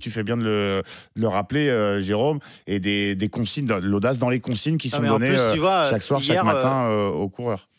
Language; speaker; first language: French; native; French